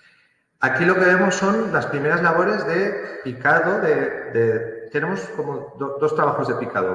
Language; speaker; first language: Spanish; native; Spanish